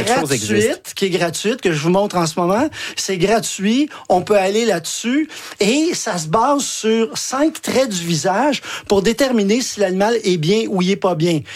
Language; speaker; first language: French; native; French